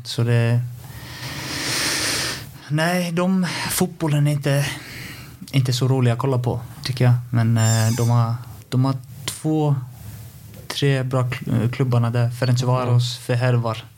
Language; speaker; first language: Swedish; non-native, fluent; Icelandic